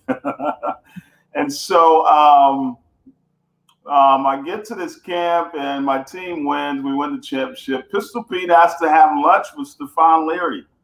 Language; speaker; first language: English; native; English